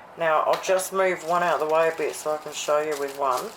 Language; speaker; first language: English; native; English